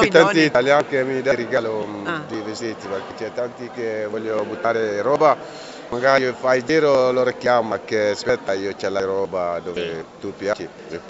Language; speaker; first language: Italian; non-native, learner; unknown